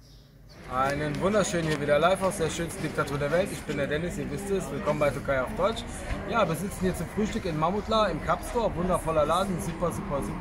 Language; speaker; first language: German; native; German